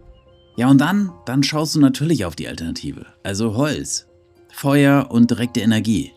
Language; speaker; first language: German; native; German